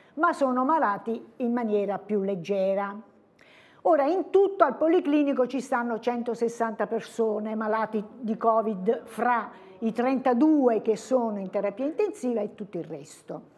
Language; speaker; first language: Italian; native; Italian